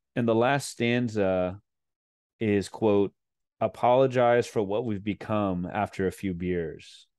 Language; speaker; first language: English; native; English